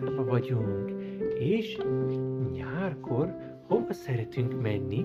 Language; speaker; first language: Hungarian; early bilingual, heritage; Hungarian